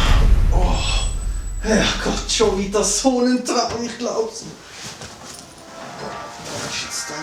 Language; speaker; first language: German; native; German